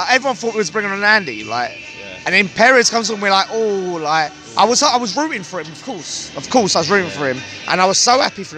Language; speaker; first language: English; native; English